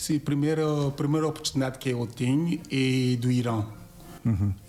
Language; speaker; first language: Portuguese; non-native, learner; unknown